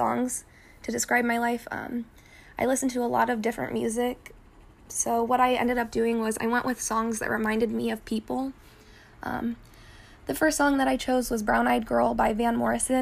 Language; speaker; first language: English; native; English